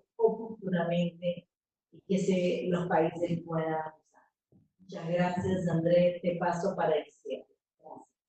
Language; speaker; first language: Spanish; non-native, fluent; Portuguese